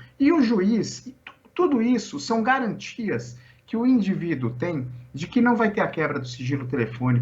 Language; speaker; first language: Portuguese; native; Portuguese